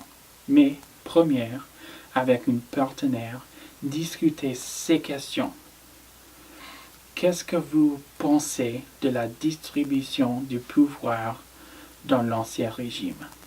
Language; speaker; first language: French; non-native, learner; English